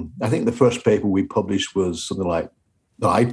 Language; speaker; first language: English; native; English